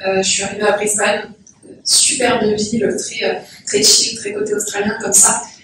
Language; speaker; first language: French; native; French